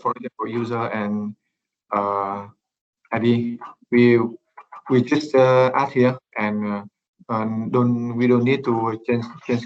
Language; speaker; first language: English; non-native, learner; Vietnamese